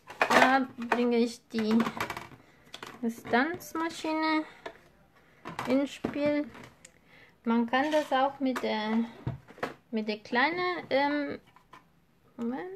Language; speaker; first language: German; non-native, fluent; Spanish